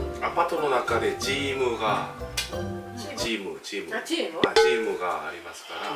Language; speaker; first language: Japanese; non-native, learner; Korean